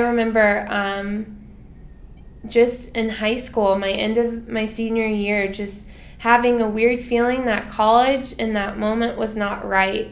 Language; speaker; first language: English; native; English